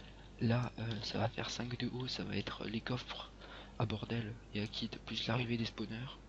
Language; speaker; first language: French; native; French